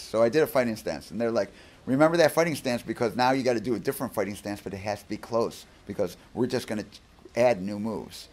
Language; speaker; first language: English; early bilingual, other home language; Spanish